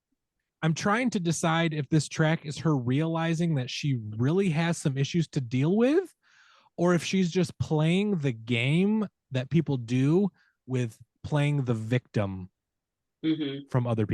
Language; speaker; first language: English; native; English